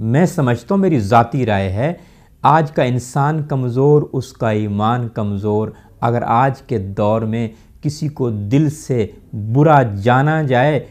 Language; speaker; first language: Urdu; non-native, local second language; Punjabi